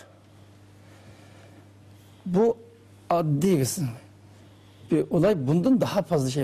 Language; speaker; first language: Turkish; non-native, learner; Uyghur